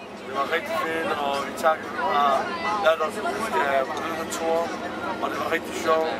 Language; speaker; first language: Danish; early bilingual, other home language; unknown